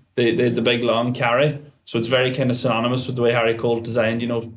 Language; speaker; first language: English; native; English